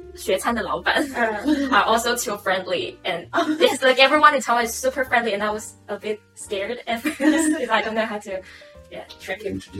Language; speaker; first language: English; non-native, local second language; Cantonese